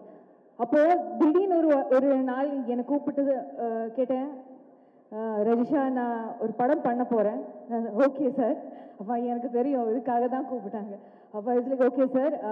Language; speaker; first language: Tamil; non-native, local second language; Malayalam